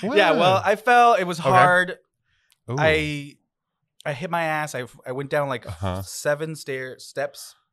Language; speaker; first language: English; early bilingual, other home language; Spanish